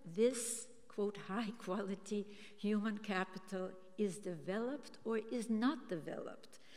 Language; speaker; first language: English; early bilingual, other home language; German